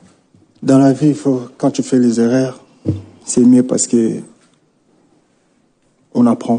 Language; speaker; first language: French; non-native, local second language; Lingala